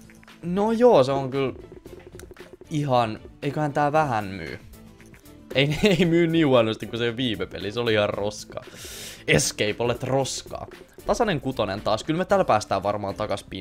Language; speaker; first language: Finnish; native; Finnish